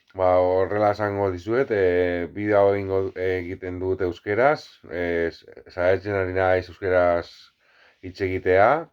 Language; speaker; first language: Basque; non-native, local second language; Spanish